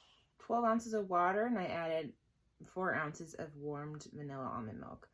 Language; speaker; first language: English; native; English